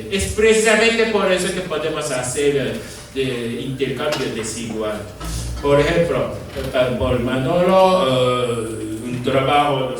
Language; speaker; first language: Spanish; non-native, fluent; Japanese